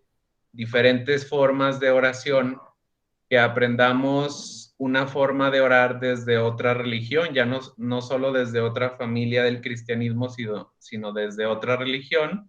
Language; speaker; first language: Spanish; native; Spanish